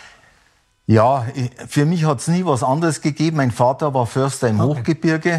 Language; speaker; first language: German; native; German